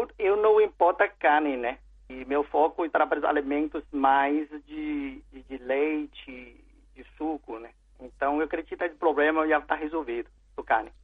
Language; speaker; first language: Portuguese; non-native, learner; Chinese